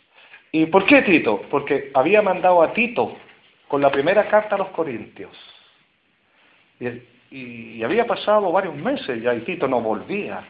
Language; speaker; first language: Spanish; native; Spanish